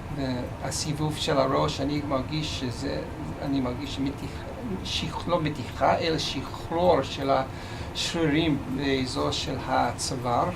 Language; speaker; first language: Hebrew; non-native, fluent; English